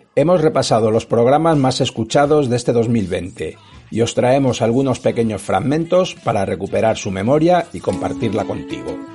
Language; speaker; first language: Spanish; native; Spanish